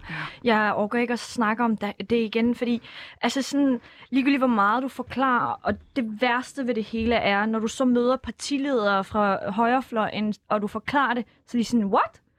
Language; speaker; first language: Danish; early bilingual, other home language; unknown